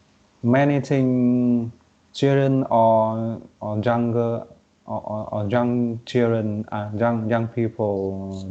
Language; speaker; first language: English; non-native, learner; Vietnamese